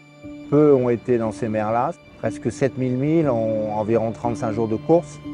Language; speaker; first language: French; native; French